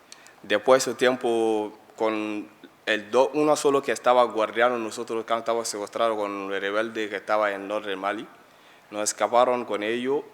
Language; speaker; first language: Spanish; non-native, learner; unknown